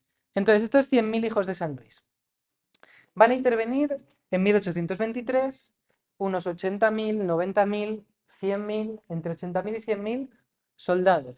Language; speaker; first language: Spanish; native; Spanish